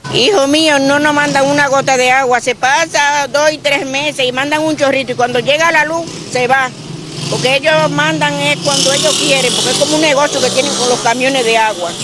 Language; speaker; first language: Spanish; native; Spanish